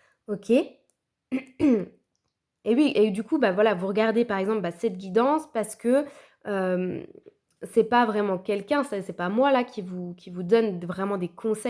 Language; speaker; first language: French; native; French